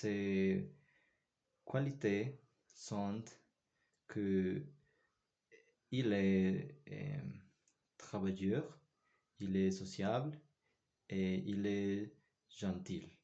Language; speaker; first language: French; non-native, learner; Spanish